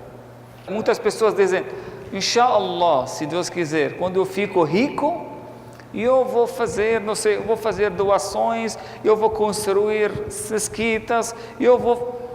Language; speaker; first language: Portuguese; non-native, fluent; Arabic